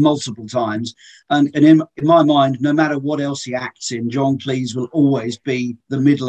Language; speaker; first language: English; native; English